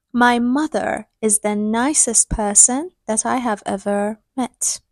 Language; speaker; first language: English; non-native, fluent; Persian